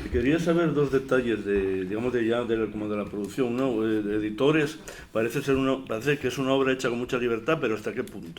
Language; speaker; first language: Spanish; native; Spanish